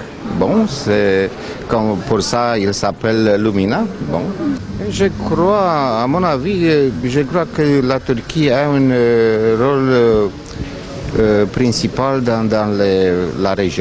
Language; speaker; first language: French; non-native, fluent; Romanian